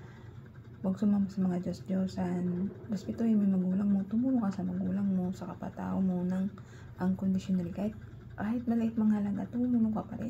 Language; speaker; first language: Filipino; native; Filipino